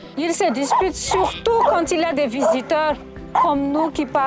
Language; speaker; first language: French; non-native, local second language; Malagasy